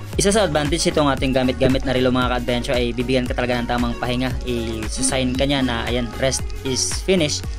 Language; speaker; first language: Filipino; non-native, local second language; Cebuano